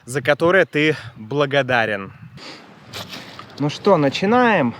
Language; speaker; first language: Russian; native; Russian